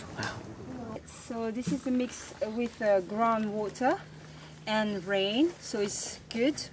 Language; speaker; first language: English; non-native, learner; French